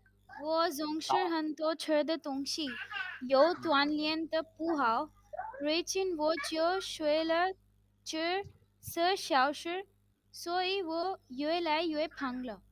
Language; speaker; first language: Chinese; non-native, learner; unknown